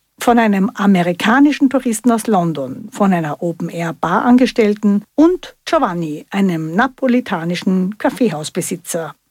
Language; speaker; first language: German; native; German